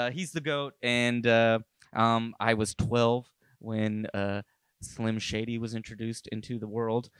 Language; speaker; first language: English; native; English